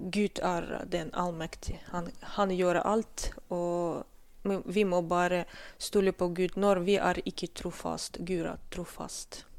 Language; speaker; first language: Norwegian; non-native, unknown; Russian